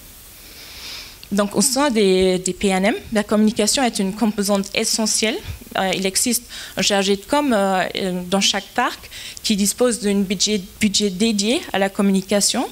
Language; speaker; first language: French; non-native, fluent; German